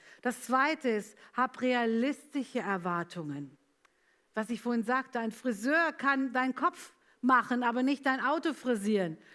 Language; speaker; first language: German; early bilingual, other home language; Italian